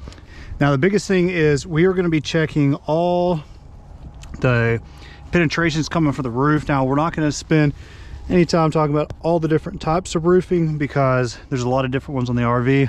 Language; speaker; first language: English; native; English